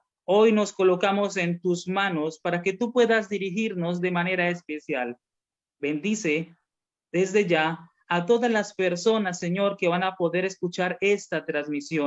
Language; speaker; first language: Spanish; native; Spanish